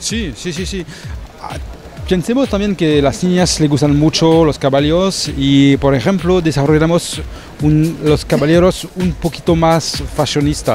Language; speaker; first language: Spanish; non-native, fluent; French